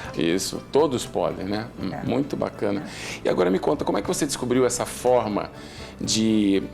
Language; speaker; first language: Portuguese; native; Portuguese